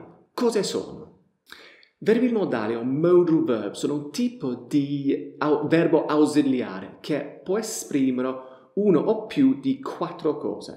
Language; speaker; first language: Italian; non-native, fluent; English